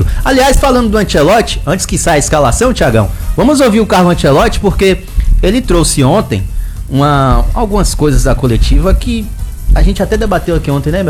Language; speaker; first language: Portuguese; native; Portuguese